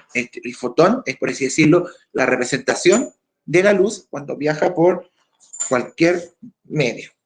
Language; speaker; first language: Spanish; native; Spanish